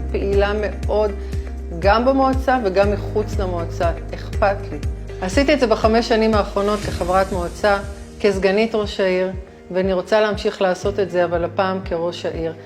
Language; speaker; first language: Hebrew; native; Hebrew